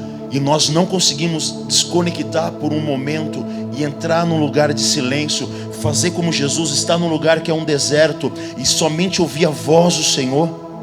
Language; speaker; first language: Portuguese; native; Portuguese